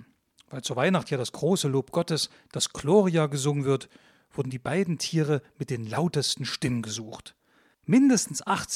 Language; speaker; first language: German; native; German